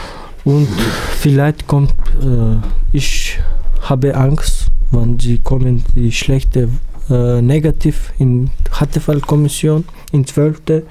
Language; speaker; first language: German; non-native, learner; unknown